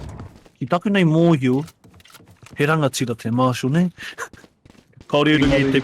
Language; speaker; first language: Māori; non-native, local second language; English